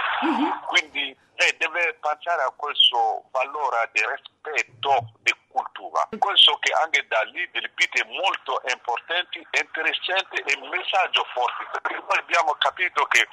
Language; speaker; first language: Italian; non-native, learner; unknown